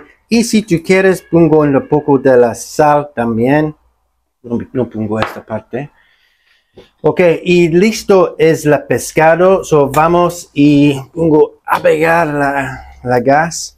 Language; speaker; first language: Spanish; non-native, learner; English